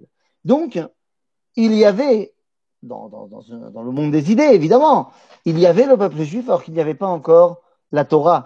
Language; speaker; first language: French; native; French